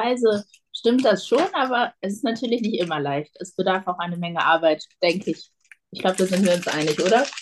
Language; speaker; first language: German; native; German